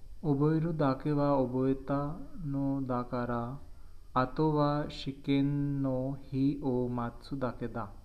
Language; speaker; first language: Japanese; non-native, learner; Hindi